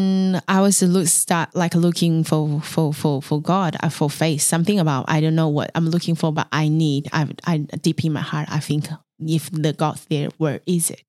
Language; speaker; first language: English; non-native, fluent; Chinese